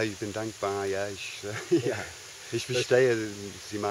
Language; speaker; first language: German; non-native, fluent; English